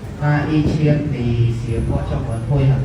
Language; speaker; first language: Chinese; non-native, learner; Khmer